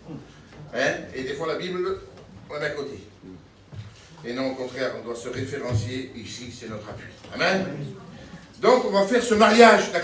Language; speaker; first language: French; native; French